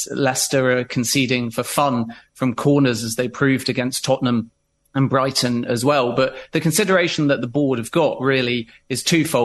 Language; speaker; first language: English; native; English